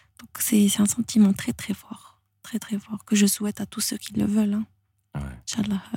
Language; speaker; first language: French; non-native, local second language; Arabic